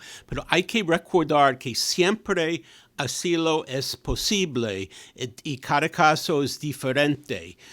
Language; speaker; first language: Spanish; non-native, fluent; English